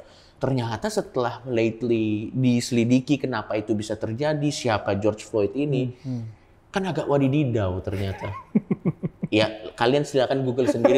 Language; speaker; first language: Indonesian; native; Indonesian